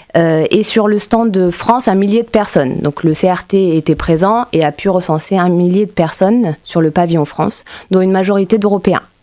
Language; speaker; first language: French; native; French